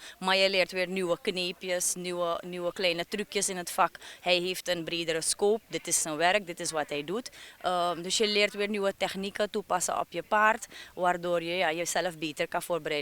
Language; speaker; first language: Dutch; native; Dutch